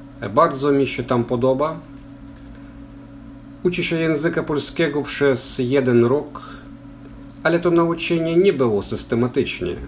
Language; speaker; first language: Polish; non-native, learner; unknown